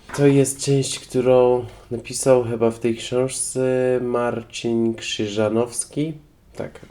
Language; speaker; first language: Polish; non-native, fluent; Persian